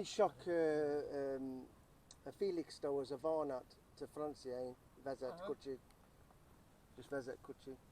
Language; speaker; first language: Hungarian; early bilingual, heritage; English